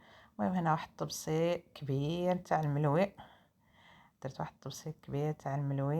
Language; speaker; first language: Arabic; native; Arabic